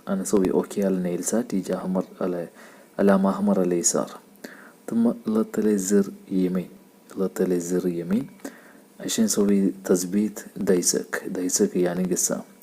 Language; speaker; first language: Arabic; non-native, learner; Malayalam